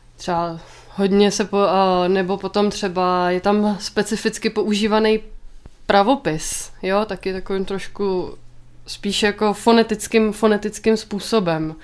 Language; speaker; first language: Czech; native; Czech